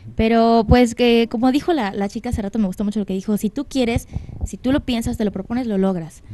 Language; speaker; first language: Spanish; native; Spanish